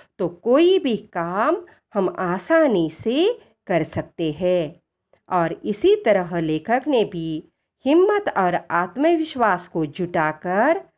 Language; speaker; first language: Hindi; non-native, local second language; Marathi